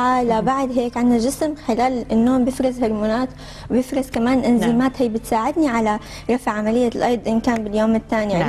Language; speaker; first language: Arabic; native; Arabic